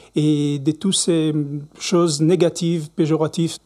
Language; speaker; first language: French; non-native, learner; Hebrew